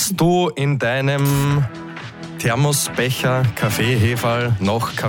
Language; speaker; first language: German; native; German